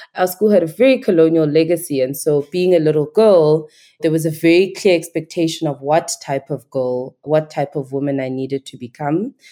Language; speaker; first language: English; non-native, local second language; Igbo